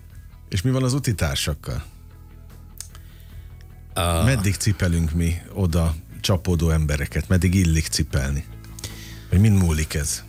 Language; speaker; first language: Hungarian; native; Hungarian